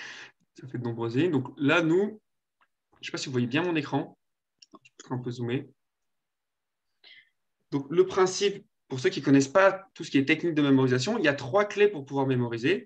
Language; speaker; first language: French; native; French